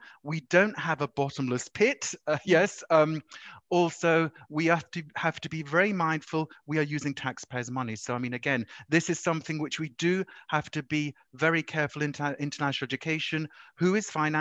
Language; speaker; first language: English; native; English